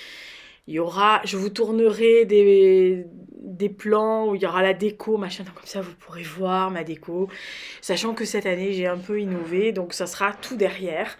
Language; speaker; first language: French; native; French